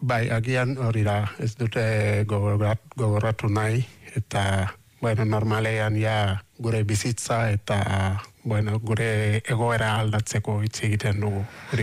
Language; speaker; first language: Basque; non-native, learner; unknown